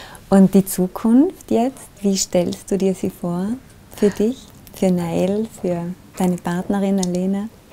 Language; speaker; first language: German; native; German